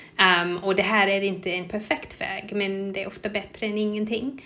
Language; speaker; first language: Swedish; non-native, fluent; English